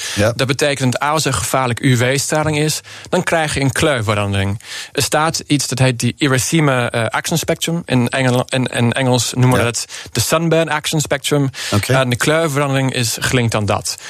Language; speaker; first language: Dutch; non-native, learner; English